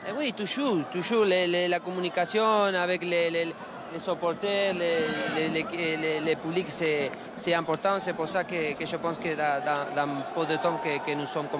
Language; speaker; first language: French; non-native, learner; Spanish